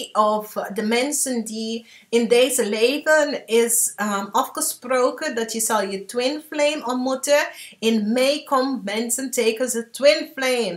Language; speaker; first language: Dutch; early bilingual, heritage; English